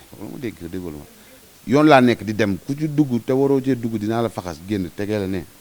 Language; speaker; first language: Wolof; native; Wolof